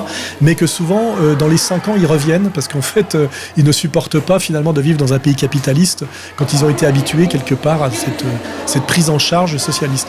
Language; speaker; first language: French; native; French